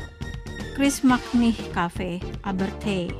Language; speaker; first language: German; non-native, fluent; Indonesian